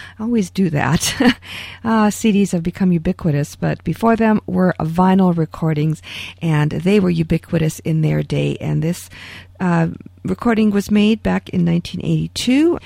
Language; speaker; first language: English; early bilingual, other home language; Ukrainian